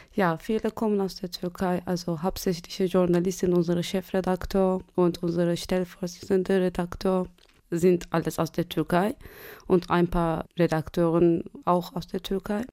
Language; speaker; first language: German; non-native, fluent; Turkish